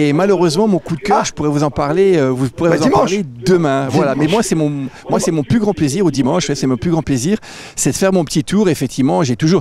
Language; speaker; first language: French; native; French